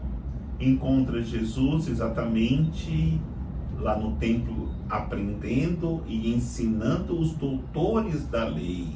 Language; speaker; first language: Portuguese; native; Portuguese